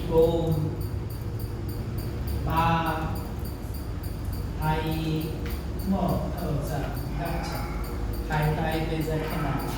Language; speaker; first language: Vietnamese; non-native, learner; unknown